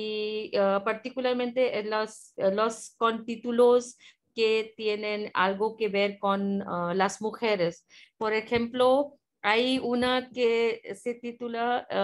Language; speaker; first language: Spanish; non-native, fluent; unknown